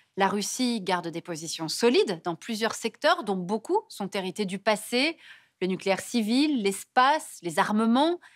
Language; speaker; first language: French; native; French